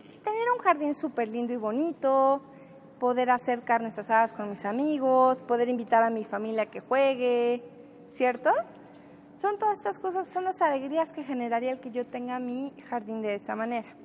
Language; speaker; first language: Spanish; native; Spanish